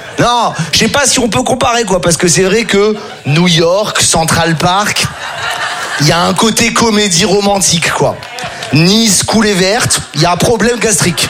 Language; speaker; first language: French; native; French